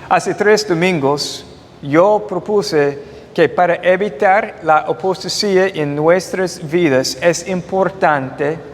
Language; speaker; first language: Spanish; non-native, fluent; English